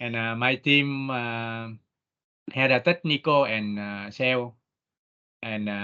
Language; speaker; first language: English; non-native, learner; Vietnamese